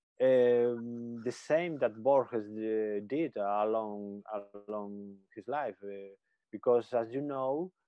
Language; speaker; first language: English; non-native, learner; Spanish